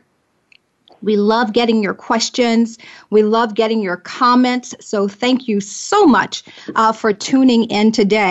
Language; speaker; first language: English; native; English